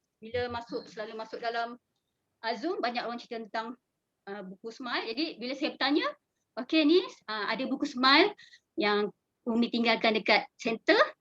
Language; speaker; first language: Malay; native; Malay